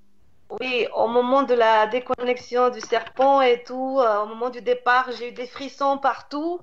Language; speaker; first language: French; non-native, fluent; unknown